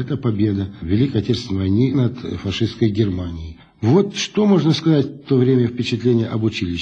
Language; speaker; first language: Russian; non-native, local second language; Lithuanian